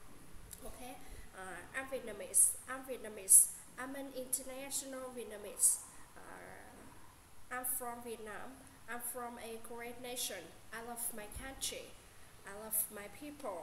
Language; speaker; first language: English; non-native, learner; Vietnamese